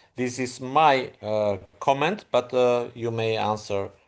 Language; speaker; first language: English; non-native, fluent; Albanian